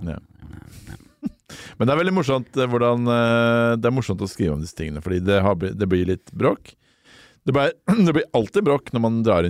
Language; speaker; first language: Norwegian; native; Norwegian